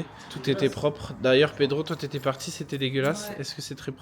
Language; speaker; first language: French; native; French